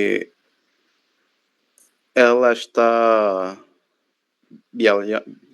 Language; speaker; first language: Portuguese; non-native, learner; Spanish